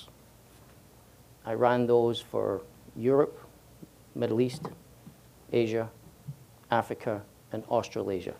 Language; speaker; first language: English; native; English